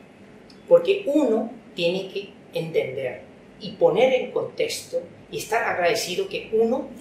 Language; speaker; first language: Spanish; non-native, fluent; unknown